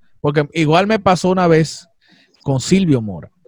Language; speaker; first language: Spanish; native; Spanish